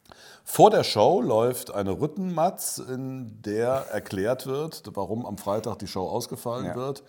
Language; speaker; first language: German; native; German